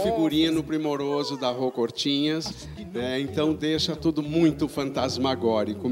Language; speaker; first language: Portuguese; native; Portuguese